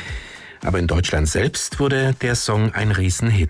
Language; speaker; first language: German; native; German